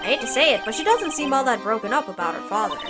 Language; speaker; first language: English; native; English